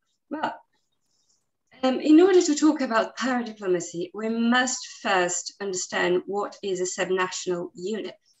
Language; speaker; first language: English; non-native, fluent; Portuguese